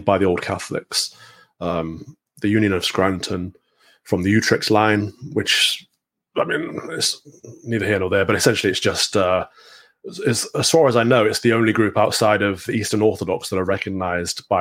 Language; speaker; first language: English; native; English